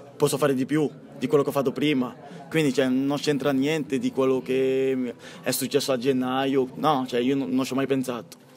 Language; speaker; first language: Italian; non-native, fluent; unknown